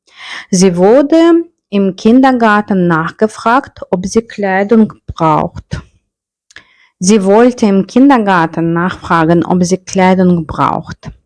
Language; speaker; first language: German; non-native, fluent; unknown